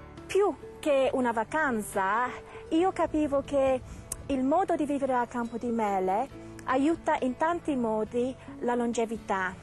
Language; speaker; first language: Italian; non-native, fluent; English